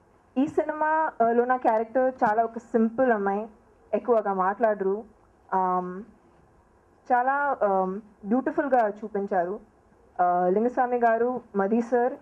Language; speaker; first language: Telugu; non-native, local second language; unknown